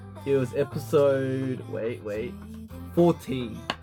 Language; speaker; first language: English; early bilingual, other home language; Korean